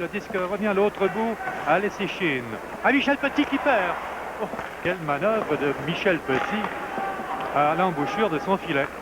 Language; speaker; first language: French; native; French